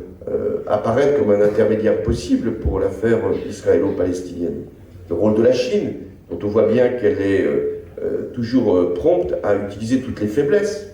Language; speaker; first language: French; native; French